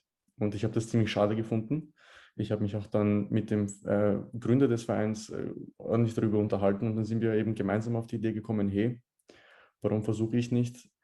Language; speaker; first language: German; early bilingual, other home language; Bosnian